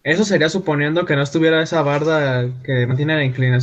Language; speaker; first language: Spanish; native; Spanish